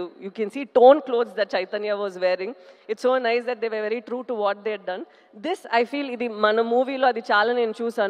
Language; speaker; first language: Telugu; non-native, local second language; Tamil